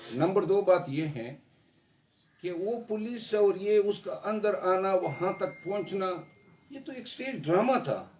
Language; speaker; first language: Urdu; non-native, local second language; Pashto